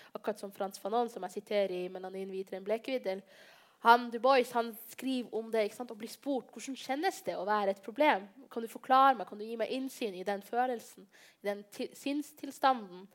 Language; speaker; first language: Norwegian; early bilingual, other home language; Somali